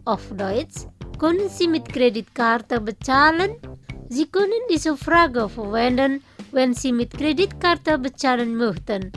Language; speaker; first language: German; non-native, fluent; Indonesian